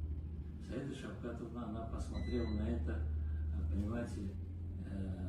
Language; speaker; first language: Russian; non-native, local second language; Uzbek